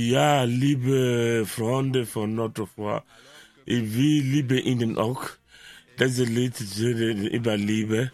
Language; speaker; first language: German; non-native, learner; Romanian